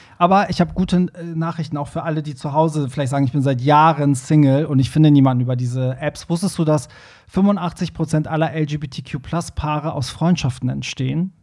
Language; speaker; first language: German; early bilingual, other home language; Persian